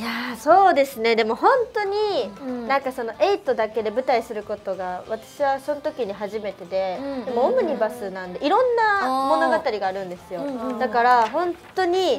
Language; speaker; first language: Japanese; native; Japanese